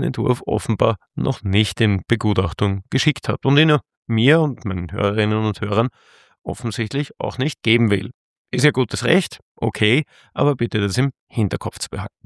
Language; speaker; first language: German; native; German